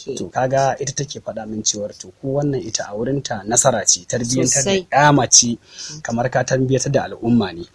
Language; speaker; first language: Hausa; native; Hausa